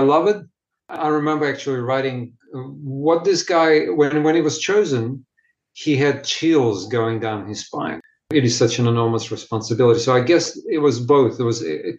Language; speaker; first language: English; non-native, fluent; Ukrainian